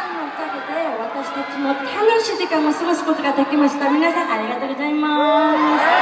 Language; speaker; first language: Japanese; non-native, learner; Korean